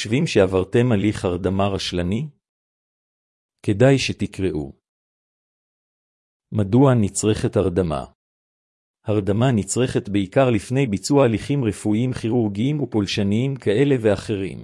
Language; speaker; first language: Hebrew; native; Hebrew